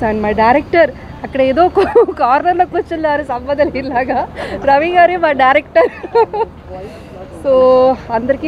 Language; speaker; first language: Telugu; non-native, local second language; Tamil